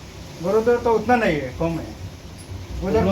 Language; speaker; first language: Hindi; non-native, local second language; Bangla